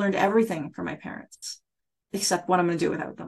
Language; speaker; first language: English; native; English